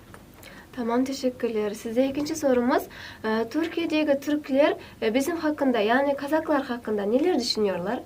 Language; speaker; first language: Turkish; non-native, learner; Kazakh